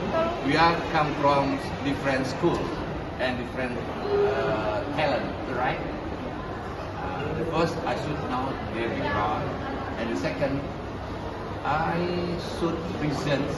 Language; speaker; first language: English; non-native, learner; Indonesian